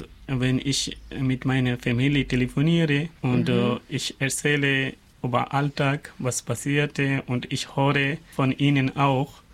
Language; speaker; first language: German; non-native, learner; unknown